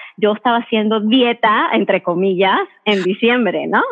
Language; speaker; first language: Spanish; native; Spanish